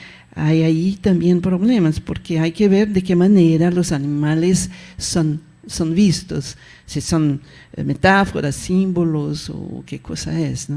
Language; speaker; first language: Spanish; non-native, fluent; Portuguese